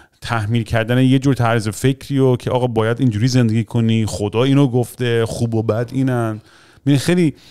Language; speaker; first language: Persian; early bilingual, heritage; Persian